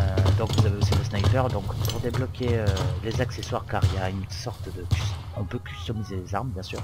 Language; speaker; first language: French; native; French